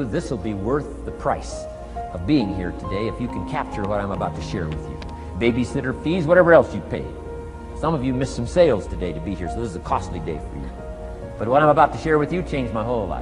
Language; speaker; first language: English; native; English